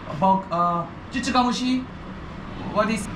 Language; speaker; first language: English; non-native, learner; Korean